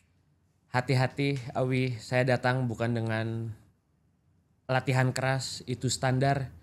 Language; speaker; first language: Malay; non-native, local second language; Indonesian